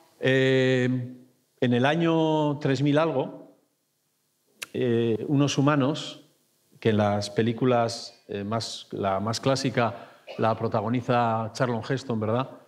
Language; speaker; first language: Spanish; native; Spanish